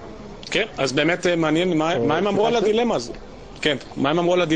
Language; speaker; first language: Hebrew; native; Hebrew